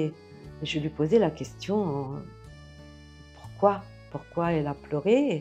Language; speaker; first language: French; non-native, fluent; Italian